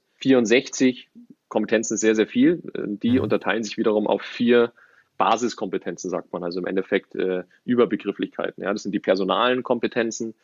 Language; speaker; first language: German; native; German